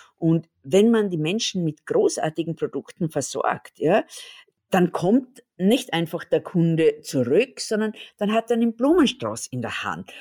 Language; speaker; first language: German; native; German